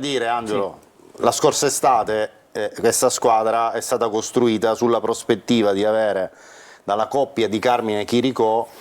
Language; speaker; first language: Italian; native; Italian